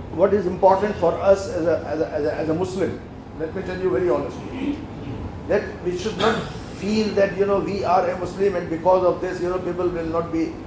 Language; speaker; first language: English; non-native, local second language; Urdu